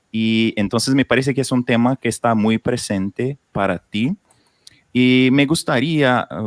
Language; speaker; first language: Spanish; non-native, fluent; Portuguese